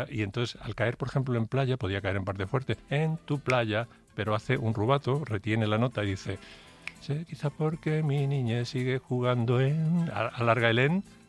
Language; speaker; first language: Spanish; native; Spanish